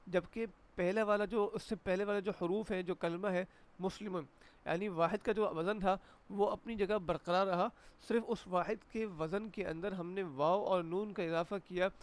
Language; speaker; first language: Urdu; native; Urdu